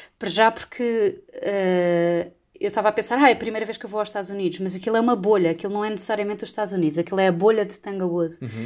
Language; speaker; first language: Portuguese; native; Portuguese